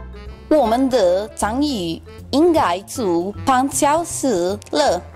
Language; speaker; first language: Chinese; non-native, learner; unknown